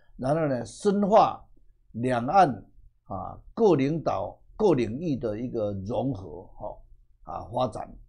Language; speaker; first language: Chinese; native; Chinese